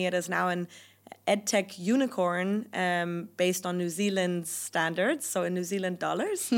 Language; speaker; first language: English; non-native, fluent; German